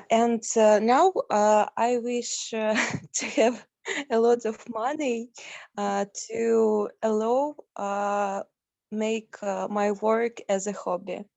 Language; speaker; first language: English; non-native, learner; Ukrainian